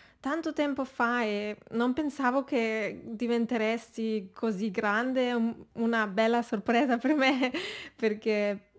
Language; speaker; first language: Italian; non-native, learner; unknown